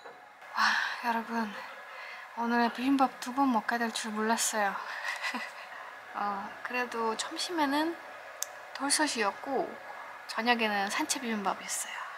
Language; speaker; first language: Korean; non-native, fluent; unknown